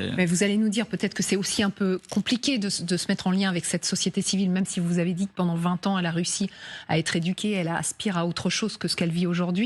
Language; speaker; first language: French; native; French